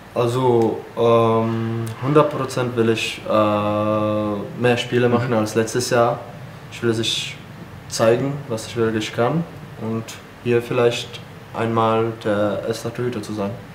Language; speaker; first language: German; non-native, fluent; Czech